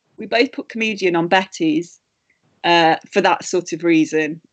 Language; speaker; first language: English; native; English